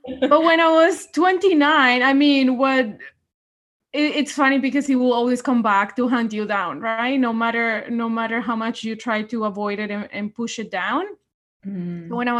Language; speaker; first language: English; non-native, fluent; Spanish